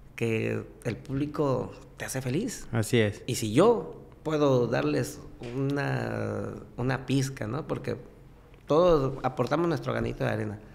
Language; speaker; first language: Spanish; native; Spanish